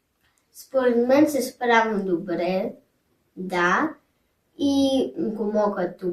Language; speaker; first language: Bulgarian; early bilingual, heritage; German